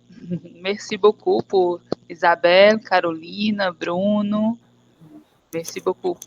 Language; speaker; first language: French; non-native, fluent; Portuguese